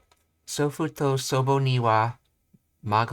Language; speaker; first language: Japanese; non-native, learner; English